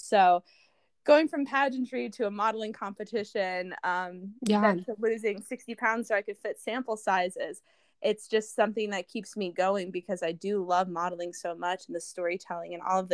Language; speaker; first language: English; native; English